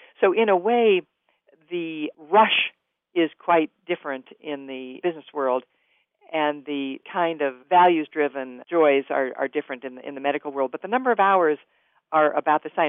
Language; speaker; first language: English; native; English